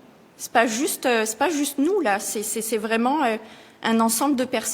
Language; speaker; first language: French; native; French